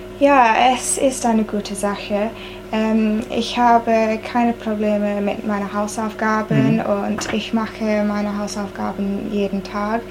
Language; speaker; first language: German; non-native, learner; English